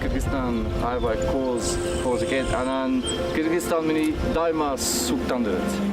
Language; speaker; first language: Kyrgyz; non-native, learner; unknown